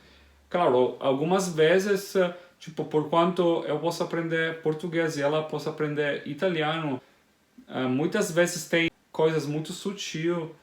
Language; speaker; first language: Portuguese; non-native, fluent; Italian